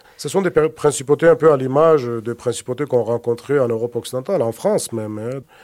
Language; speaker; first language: French; non-native, fluent; Kurdish